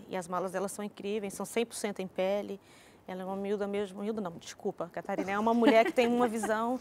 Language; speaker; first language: Portuguese; native; Portuguese